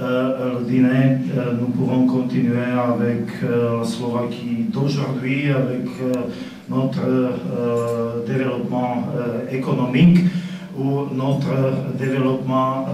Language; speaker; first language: French; non-native, fluent; Slovak